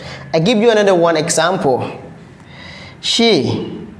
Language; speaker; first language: English; non-native, learner; Khmer